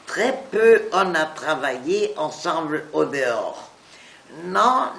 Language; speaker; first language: French; non-native, fluent; German